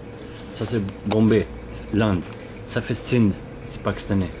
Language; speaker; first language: French; non-native, learner; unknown